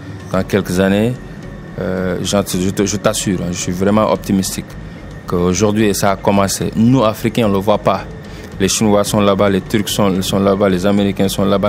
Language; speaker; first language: French; non-native, local second language; Wolof